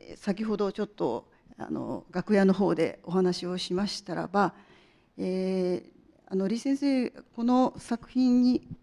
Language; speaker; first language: Japanese; native; Japanese